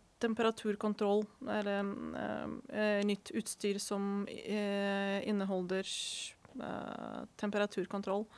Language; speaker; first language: Norwegian; non-native, fluent; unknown